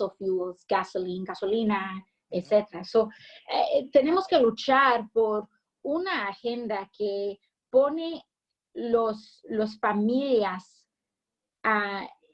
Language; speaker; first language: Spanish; early bilingual, heritage; English